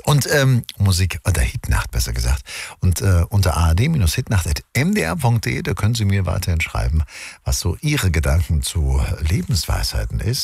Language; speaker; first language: German; native; German